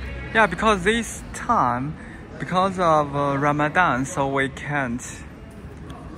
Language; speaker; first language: English; non-native, learner; Chinese